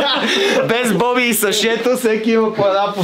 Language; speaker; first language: Bulgarian; native; Bulgarian